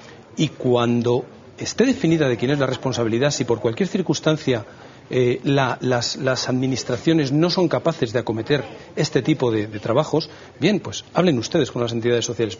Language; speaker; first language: Spanish; native; Spanish